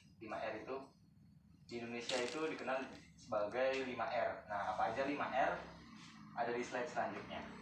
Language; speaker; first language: Indonesian; native; Indonesian